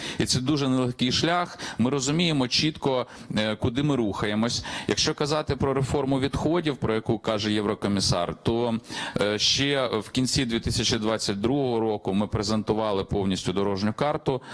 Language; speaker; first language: Ukrainian; native; Ukrainian